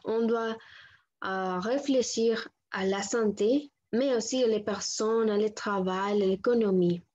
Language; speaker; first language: French; non-native, learner; Spanish